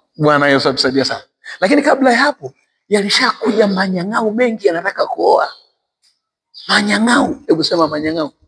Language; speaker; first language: Swahili; native; Swahili